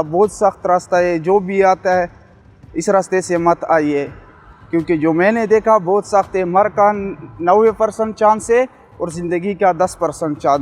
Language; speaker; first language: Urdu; non-native, local second language; Pashto